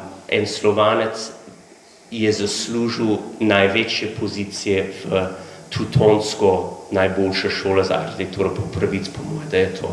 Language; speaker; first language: Slovenian; non-native, learner; English